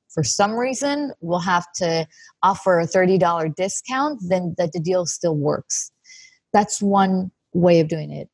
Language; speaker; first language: English; non-native, fluent; Hebrew